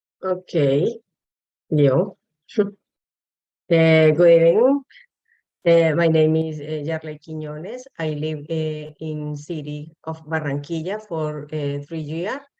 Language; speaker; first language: English; non-native, learner; Spanish